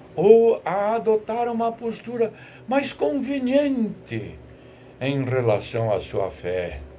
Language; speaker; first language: Portuguese; native; Portuguese